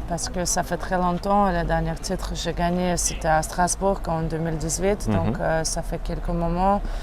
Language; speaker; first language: French; non-native, fluent; Russian